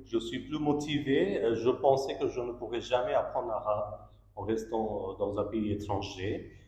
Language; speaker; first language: French; non-native, learner; Bangla